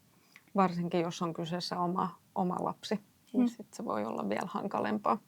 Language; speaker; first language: Finnish; native; Finnish